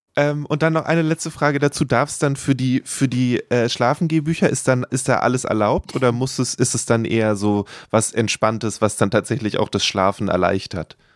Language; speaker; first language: German; native; German